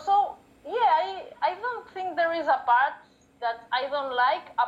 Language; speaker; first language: English; non-native, fluent; Catalan